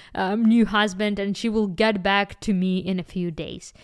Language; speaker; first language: English; non-native, fluent; Ukrainian